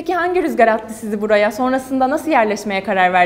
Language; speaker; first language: Turkish; native; Turkish